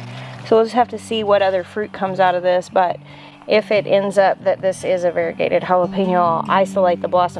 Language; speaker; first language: English; native; English